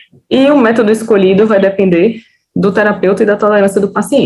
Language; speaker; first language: Portuguese; native; Portuguese